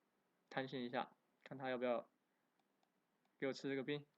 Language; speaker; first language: Chinese; native; Chinese